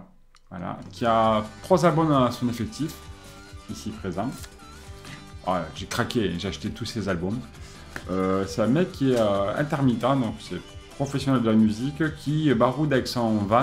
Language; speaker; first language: French; native; French